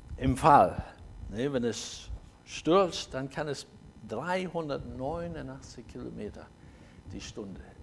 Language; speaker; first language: German; non-native, fluent; English